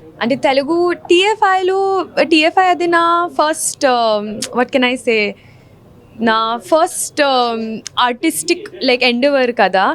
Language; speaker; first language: Telugu; non-native, local second language; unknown